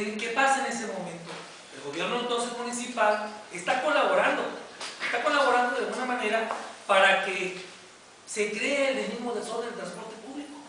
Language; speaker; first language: Spanish; native; Spanish